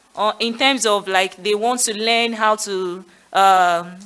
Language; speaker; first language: English; non-native, local second language; Yoruba